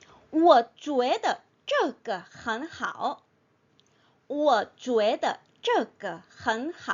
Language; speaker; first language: Chinese; non-native, fluent; Korean